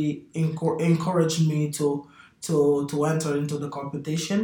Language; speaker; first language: English; non-native, fluent; Portuguese